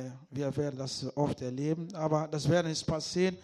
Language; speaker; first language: German; non-native, learner; Lingala